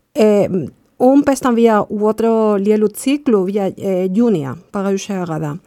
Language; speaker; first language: Latvian; non-native, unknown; Spanish